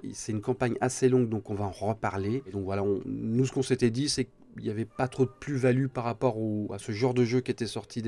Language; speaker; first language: French; native; French